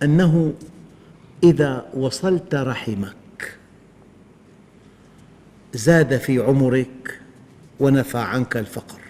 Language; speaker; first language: Arabic; native; Arabic